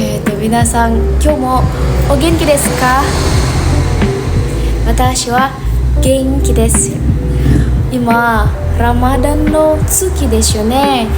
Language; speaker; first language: Japanese; non-native, learner; Indonesian